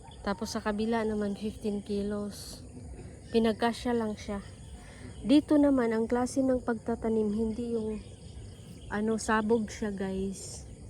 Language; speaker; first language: Filipino; non-native, local second language; Bikol